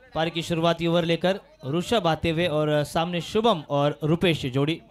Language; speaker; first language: Hindi; non-native, local second language; Marathi